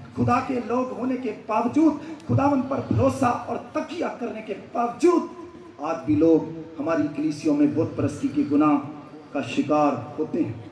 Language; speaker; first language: Urdu; non-native, local second language; Punjabi